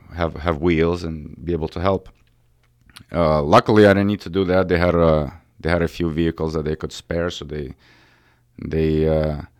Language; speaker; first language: English; early bilingual, other home language; Ukrainian